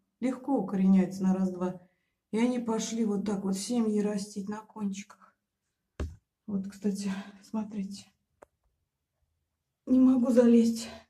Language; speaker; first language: Russian; native; Russian